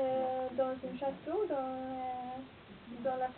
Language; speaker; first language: French; non-native, learner; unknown